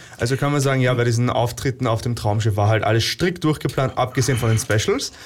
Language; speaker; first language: German; native; German